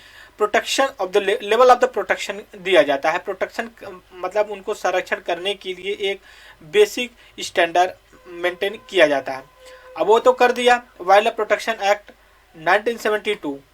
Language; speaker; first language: Hindi; native; Hindi